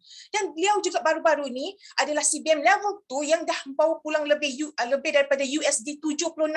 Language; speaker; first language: Malay; native; Malay